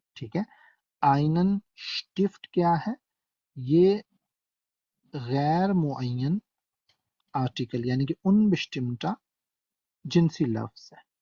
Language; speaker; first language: Urdu; non-native, local second language; Punjabi